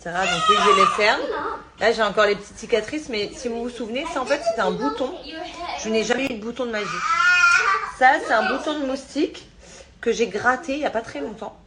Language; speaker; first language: French; native; French